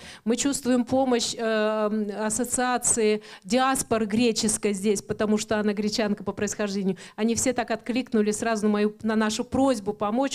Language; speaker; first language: Russian; native; Russian